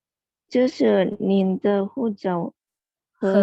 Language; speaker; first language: Chinese; non-native, learner; Indonesian